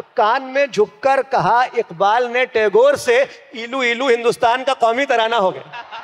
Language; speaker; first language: Hindi; native; Hindi